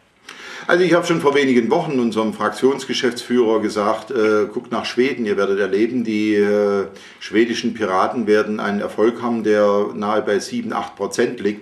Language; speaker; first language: German; native; German